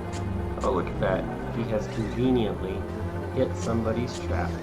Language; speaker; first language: English; native; English